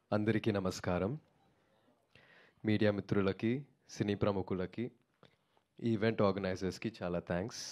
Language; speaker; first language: Telugu; non-native, local second language; Tamil